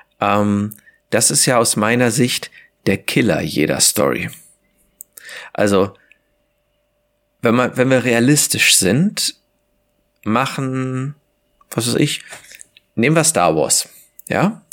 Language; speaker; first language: German; native; German